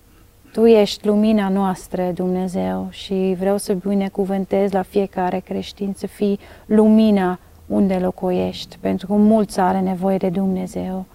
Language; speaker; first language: Romanian; non-native, learner; Dutch